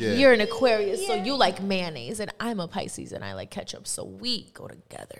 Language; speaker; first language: English; non-native, fluent; Spanish